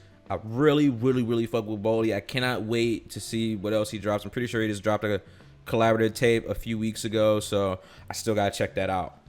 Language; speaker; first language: English; native; English